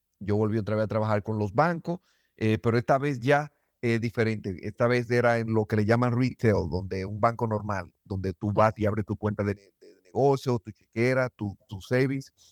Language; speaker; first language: Spanish; native; Spanish